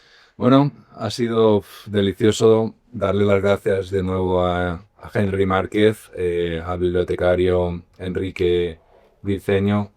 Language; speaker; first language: Spanish; native; Spanish